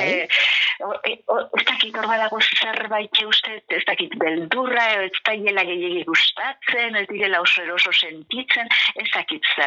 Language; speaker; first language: Basque; native; Basque